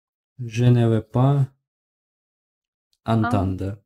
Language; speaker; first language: French; non-native, learner; Russian